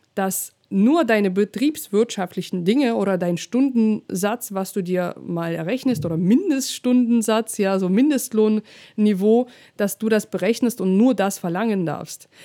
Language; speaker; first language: German; non-native, fluent; Russian